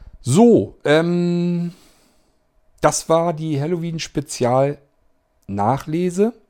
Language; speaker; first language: German; native; German